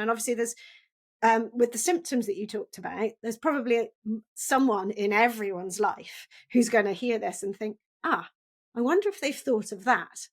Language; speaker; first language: English; native; English